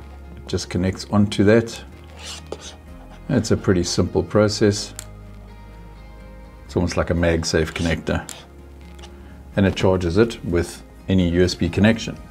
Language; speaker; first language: English; native; English